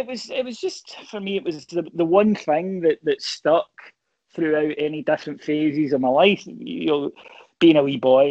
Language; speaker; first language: English; native; English